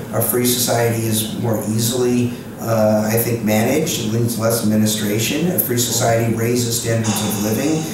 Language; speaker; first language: English; native; English